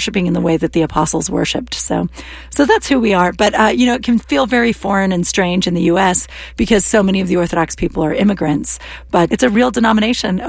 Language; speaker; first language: English; native; English